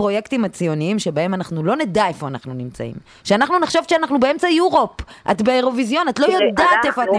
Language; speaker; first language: Hebrew; native; Hebrew